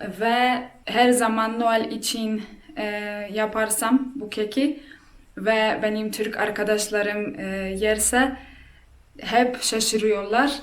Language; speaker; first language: Turkish; non-native, fluent; Polish